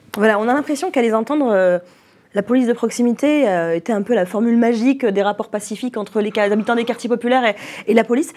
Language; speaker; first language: French; native; French